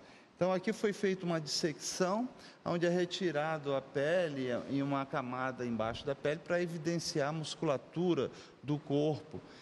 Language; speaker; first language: Portuguese; native; Portuguese